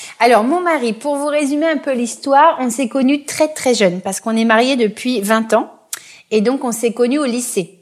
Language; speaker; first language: French; native; French